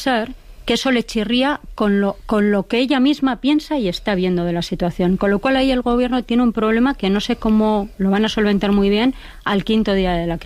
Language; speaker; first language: Spanish; native; Spanish